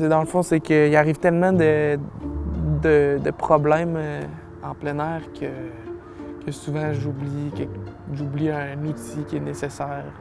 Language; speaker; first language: French; native; French